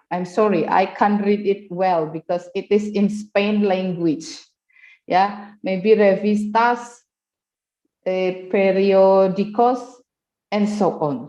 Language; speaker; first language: English; non-native, fluent; Indonesian